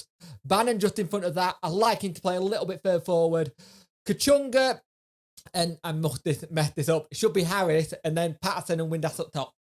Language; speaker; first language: English; native; English